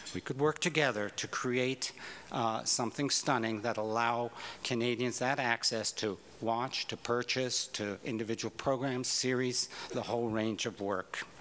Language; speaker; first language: English; native; English